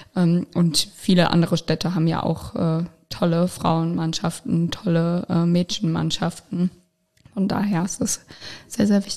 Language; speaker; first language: German; native; German